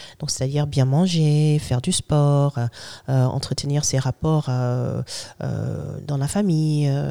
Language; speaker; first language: French; non-native, fluent; English